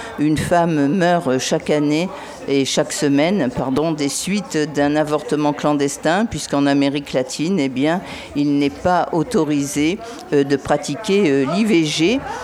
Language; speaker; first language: French; native; French